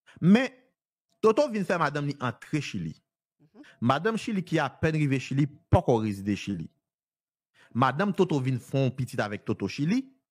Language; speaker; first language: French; non-native, local second language; Haitian Creole